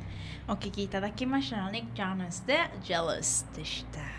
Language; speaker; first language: Japanese; native; Japanese